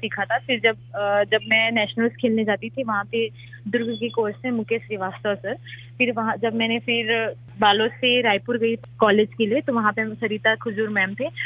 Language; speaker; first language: Hindi; native; Hindi